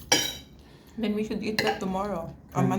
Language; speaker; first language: English; non-native, local second language; Filipino